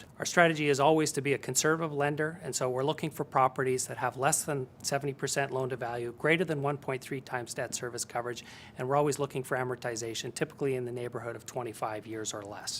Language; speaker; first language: English; native; English